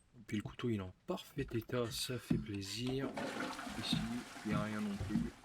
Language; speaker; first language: French; native; French